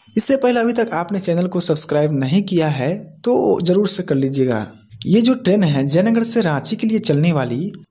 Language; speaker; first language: Hindi; native; Hindi